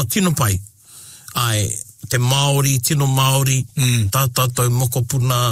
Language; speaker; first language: Māori; non-native, local second language; English